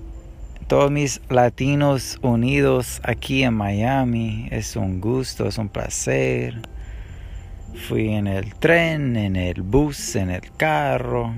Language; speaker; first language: Spanish; non-native, learner; English